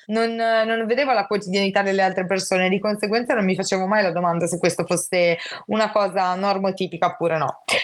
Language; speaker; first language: Italian; native; Italian